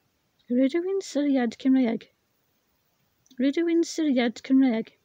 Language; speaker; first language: Welsh; non-native, learner; English